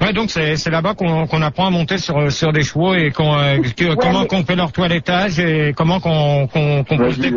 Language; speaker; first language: French; native; French